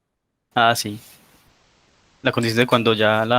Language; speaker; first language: Spanish; native; Spanish